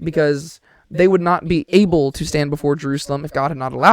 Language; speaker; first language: English; native; English